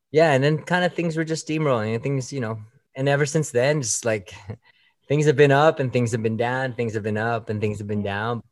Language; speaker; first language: English; early bilingual, other home language; Filipino